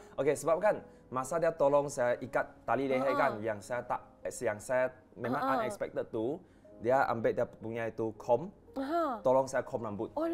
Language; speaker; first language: Malay; non-native, local second language; Chinese